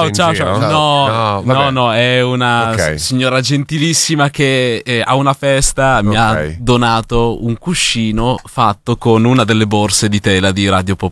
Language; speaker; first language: Italian; native; Italian